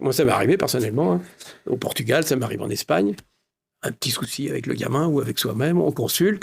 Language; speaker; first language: French; native; French